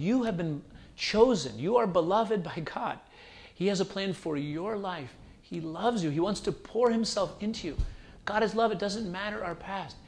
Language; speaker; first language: English; native; English